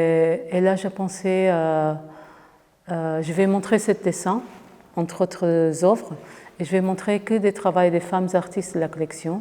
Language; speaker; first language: French; non-native, fluent; Portuguese